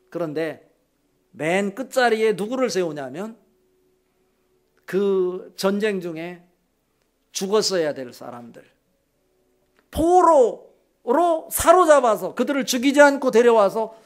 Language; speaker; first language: Korean; native; Korean